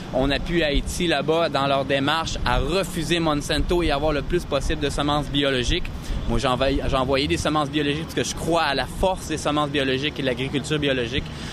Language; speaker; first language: French; native; French